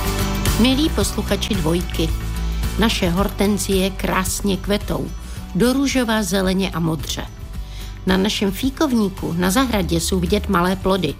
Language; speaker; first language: Czech; native; Czech